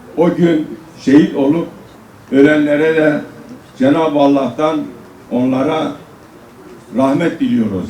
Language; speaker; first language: Turkish; non-native, local second language; Zaza